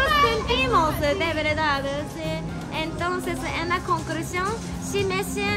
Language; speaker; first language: Spanish; non-native, learner; Japanese